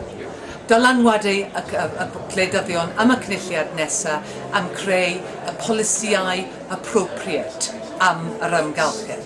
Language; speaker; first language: Welsh; non-native, learner; English